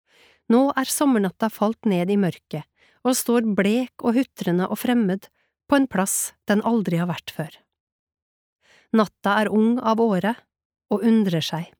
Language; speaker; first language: Norwegian; native; Norwegian